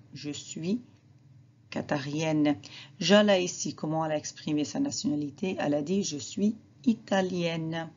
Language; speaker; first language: French; non-native, fluent; Arabic